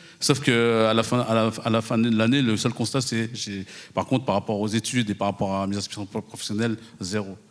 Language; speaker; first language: French; early bilingual, other home language; Khmer